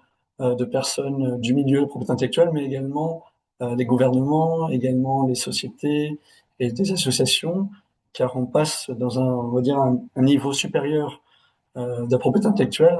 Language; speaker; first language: French; native; French